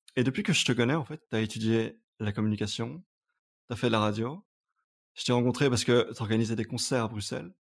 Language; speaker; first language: French; native; French